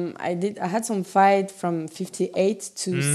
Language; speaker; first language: English; non-native, fluent; French